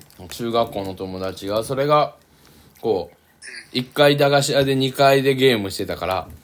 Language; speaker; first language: Japanese; native; Japanese